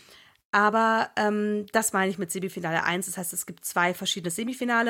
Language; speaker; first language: German; native; German